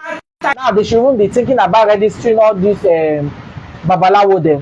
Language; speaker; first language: English; non-native, local second language; Igbo